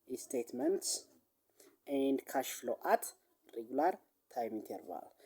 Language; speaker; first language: English; non-native, local second language; Amharic